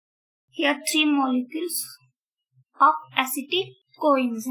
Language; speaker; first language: English; non-native, local second language; Marathi